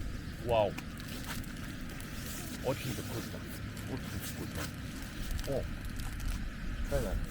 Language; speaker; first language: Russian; non-native, learner; English